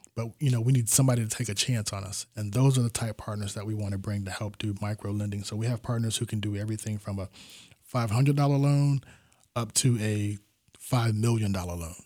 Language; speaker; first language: English; native; English